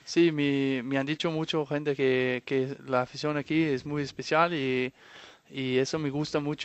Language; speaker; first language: Spanish; non-native, fluent; Danish